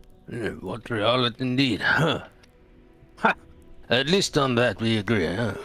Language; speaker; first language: English; non-native, fluent; French